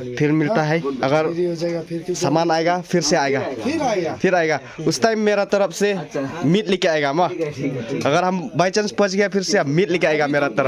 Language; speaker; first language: Hindi; non-native, local second language; Khasi